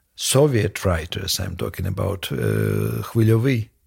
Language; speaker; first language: English; non-native, fluent; Russian